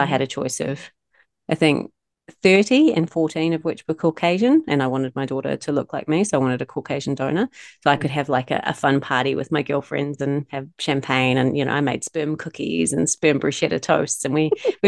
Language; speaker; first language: English; native; English